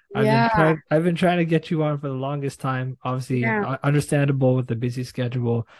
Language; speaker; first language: English; native; English